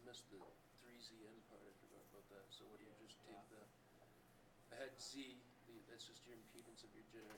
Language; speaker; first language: English; native; English